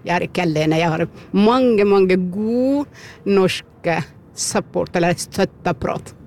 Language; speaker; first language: Norwegian; non-native, learner; Amharic